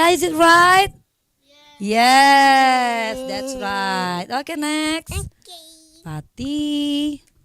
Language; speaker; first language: English; non-native, learner; Indonesian